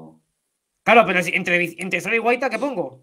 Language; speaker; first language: Spanish; native; Spanish